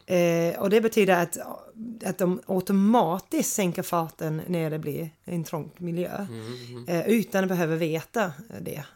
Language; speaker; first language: Swedish; non-native, fluent; English